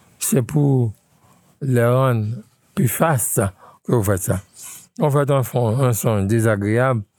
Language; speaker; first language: French; non-native, local second language; Haitian Creole